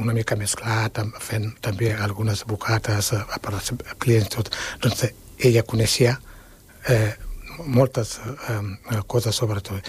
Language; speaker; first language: Catalan; non-native, fluent; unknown